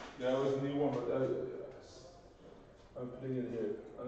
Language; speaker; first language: English; non-native, learner; Norwegian